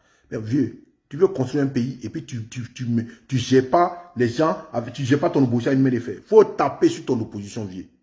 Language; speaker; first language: French; native; French